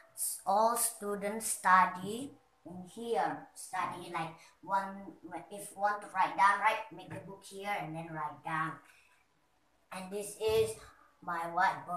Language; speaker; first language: English; non-native, learner; Indonesian